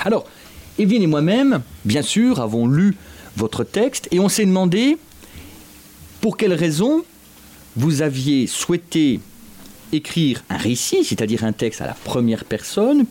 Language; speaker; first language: French; native; French